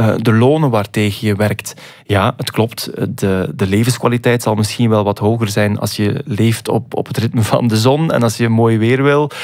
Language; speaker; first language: Dutch; native; Dutch